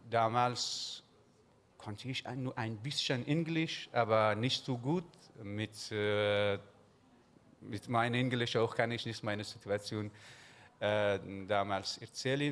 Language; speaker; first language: German; non-native, learner; Persian